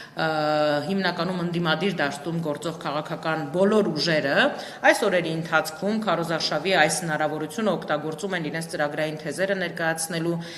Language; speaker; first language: Armenian; native; Armenian